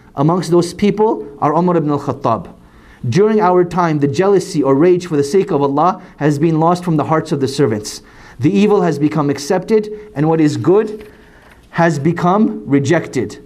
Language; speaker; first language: English; native; English